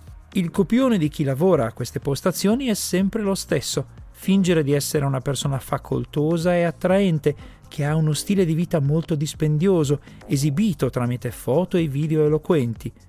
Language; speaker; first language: Italian; native; Italian